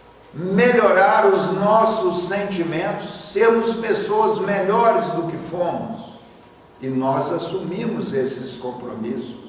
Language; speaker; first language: Portuguese; native; Portuguese